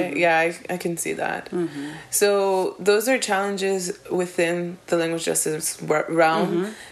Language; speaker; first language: English; early bilingual, other home language; Spanish